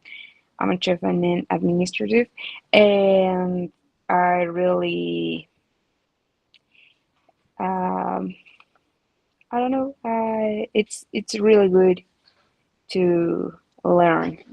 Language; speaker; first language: English; non-native, learner; Spanish